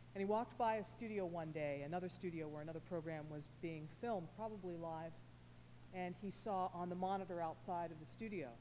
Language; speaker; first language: English; native; English